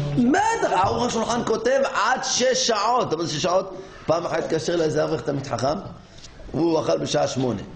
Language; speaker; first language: Hebrew; native; Hebrew